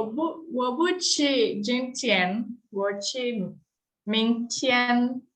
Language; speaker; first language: Chinese; non-native, learner; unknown